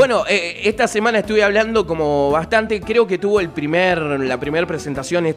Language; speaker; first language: Spanish; native; Spanish